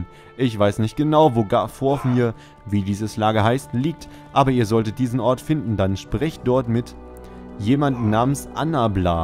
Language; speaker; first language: German; native; German